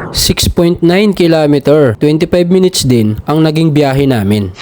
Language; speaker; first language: Filipino; native; Filipino